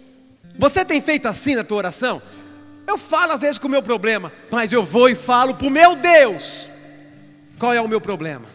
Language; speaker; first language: Portuguese; native; Portuguese